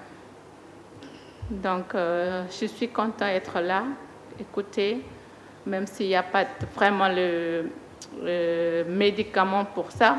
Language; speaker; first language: French; non-native, learner; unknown